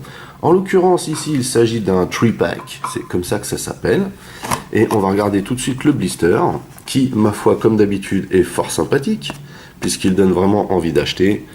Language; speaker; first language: French; native; French